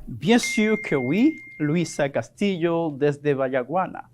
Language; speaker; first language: Spanish; non-native, fluent; French